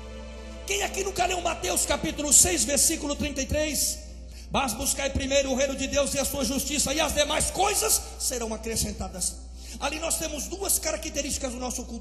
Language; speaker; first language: Portuguese; native; Portuguese